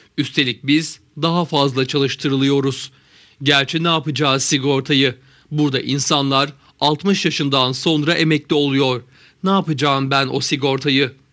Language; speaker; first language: Turkish; native; Turkish